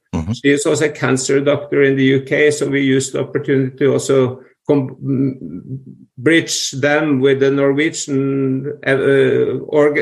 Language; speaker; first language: English; non-native, fluent; Norwegian